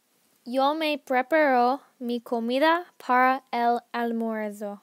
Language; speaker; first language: Spanish; non-native, learner; English